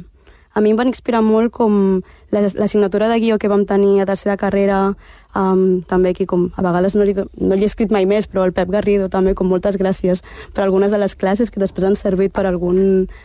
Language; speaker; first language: Catalan; early bilingual, heritage; Catalan